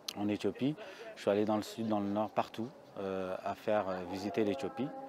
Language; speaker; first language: French; early bilingual, other home language; Amharic